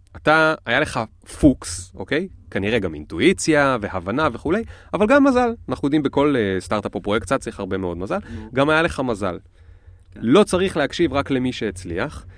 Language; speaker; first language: Hebrew; native; Hebrew